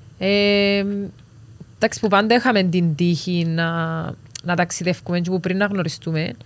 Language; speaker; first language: Greek; native; Greek